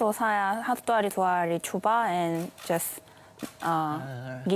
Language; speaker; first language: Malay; non-native, learner; Korean